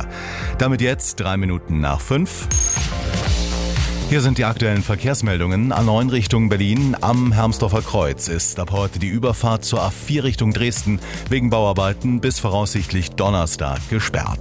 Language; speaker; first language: German; native; German